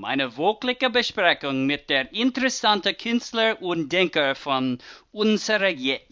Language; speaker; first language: German; non-native, learner; English